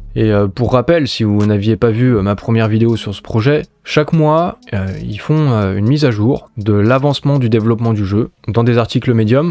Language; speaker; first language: French; native; French